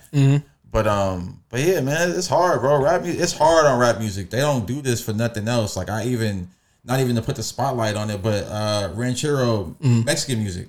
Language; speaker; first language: English; native; English